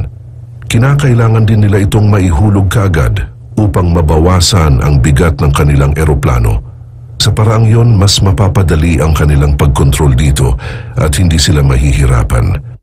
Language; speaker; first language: Filipino; native; Filipino